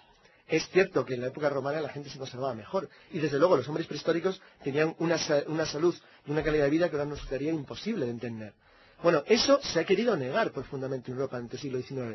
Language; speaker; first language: Spanish; native; Spanish